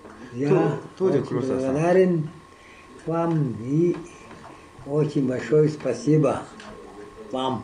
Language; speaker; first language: Russian; non-native, local second language; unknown